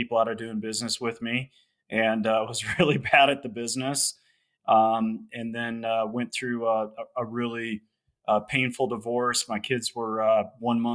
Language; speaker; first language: English; native; English